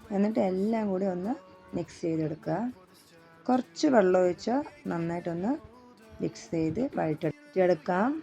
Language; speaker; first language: Malayalam; non-native, local second language; Tamil